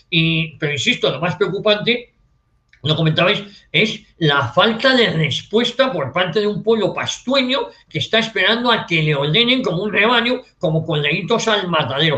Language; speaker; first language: Spanish; native; Spanish